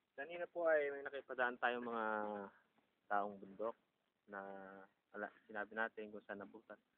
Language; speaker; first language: Filipino; native; Filipino